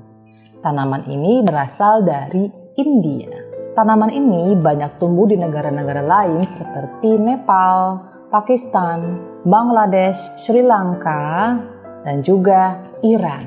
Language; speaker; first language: Indonesian; native; Indonesian